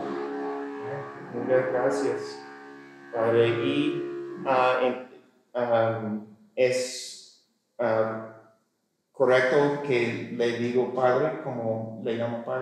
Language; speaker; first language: Spanish; non-native, fluent; English